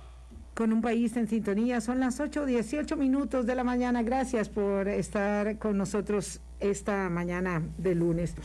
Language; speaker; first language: Spanish; native; Spanish